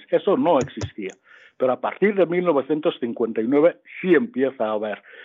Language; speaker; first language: Spanish; non-native, local second language; Fang